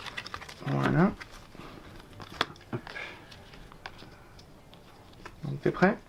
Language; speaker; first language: French; native; French